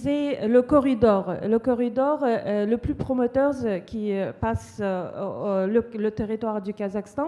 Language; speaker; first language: French; non-native, fluent; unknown